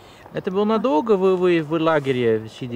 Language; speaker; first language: Russian; non-native, learner; Dutch